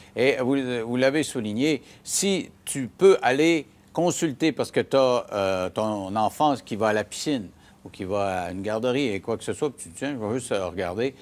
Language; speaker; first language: French; native; French